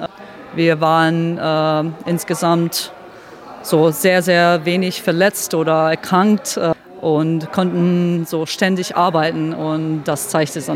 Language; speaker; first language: German; non-native, fluent; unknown